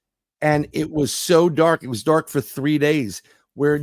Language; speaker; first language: English; native; English